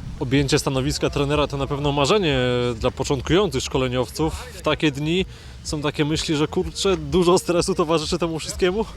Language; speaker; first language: Polish; native; Polish